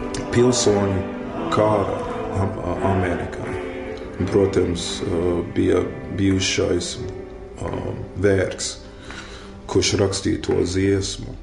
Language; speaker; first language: Latvian; non-native, fluent; English